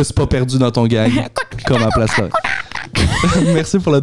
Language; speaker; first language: French; native; French